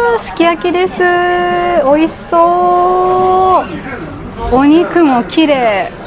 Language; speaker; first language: Japanese; native; Japanese